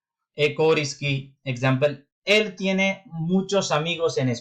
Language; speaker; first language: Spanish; non-native, fluent; Urdu